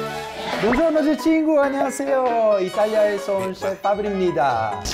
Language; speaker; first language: Korean; non-native, fluent; Italian